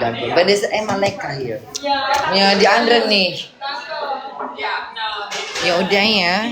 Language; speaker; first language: German; non-native, learner; Indonesian